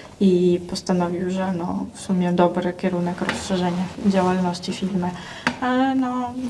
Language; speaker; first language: Polish; non-native, fluent; Russian